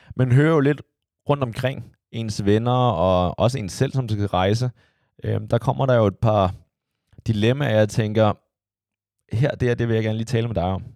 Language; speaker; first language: Danish; early bilingual, other home language; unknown